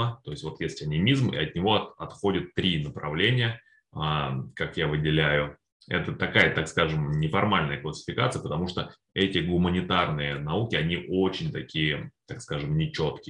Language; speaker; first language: Russian; native; Russian